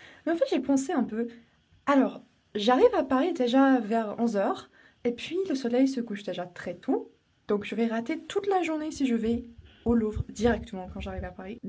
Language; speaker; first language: French; non-native, fluent; Turkish